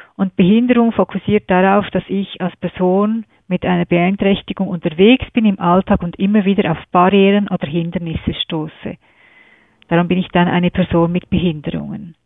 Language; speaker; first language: German; native; German